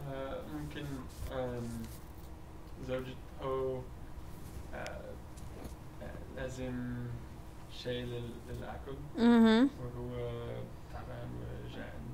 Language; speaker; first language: Arabic; non-native, learner; English